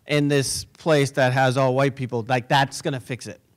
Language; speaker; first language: English; native; English